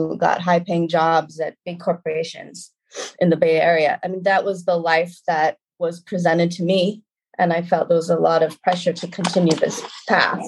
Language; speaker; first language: English; native; English